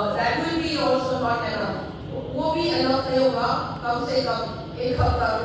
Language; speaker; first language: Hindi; non-native, local second language; Manipuri